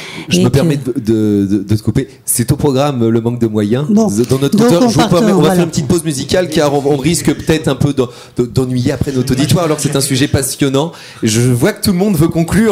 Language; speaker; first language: French; native; French